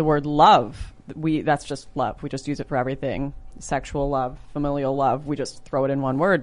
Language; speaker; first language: English; native; English